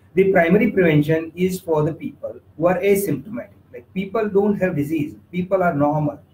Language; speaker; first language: English; non-native, local second language; Gujarati